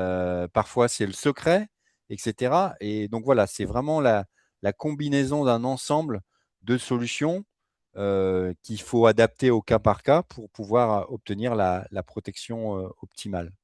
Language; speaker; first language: French; native; French